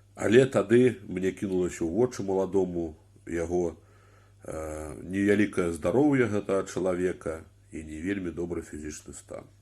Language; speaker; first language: Belarusian; native; Belarusian